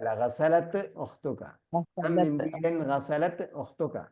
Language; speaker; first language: Arabic; non-native, learner; Malayalam